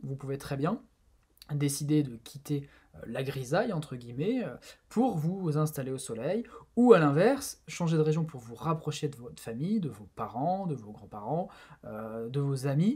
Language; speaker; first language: French; native; French